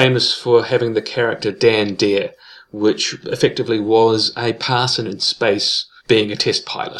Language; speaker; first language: English; native; English